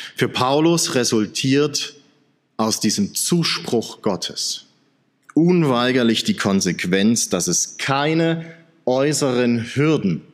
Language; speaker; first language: German; native; German